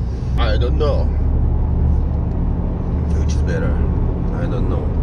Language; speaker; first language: English; non-native, learner; Japanese